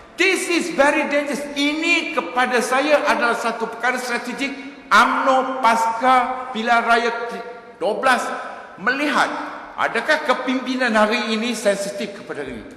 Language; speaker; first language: Malay; native; Malay